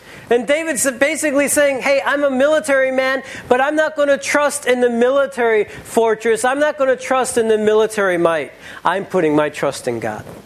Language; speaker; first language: English; native; English